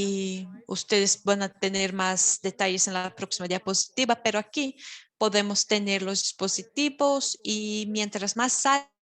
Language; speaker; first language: Spanish; non-native, fluent; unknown